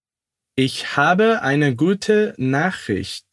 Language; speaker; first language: German; non-native, fluent; Portuguese